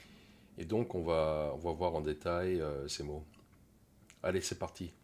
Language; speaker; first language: French; non-native, fluent; Korean